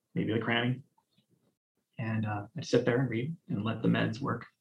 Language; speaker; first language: English; native; English